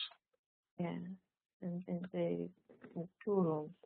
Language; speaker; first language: English; non-native, learner; Tuvinian